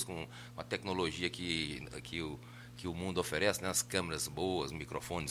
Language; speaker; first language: Portuguese; native; Portuguese